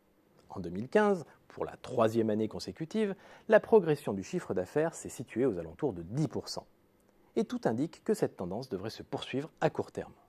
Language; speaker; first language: French; native; French